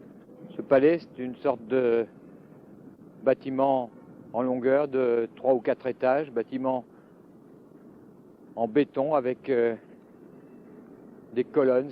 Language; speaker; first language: French; native; French